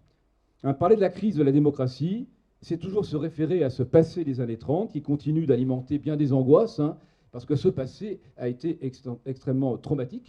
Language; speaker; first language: French; native; French